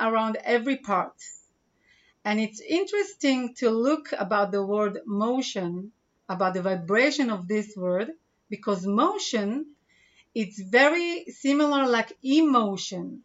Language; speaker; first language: English; non-native, fluent; Hebrew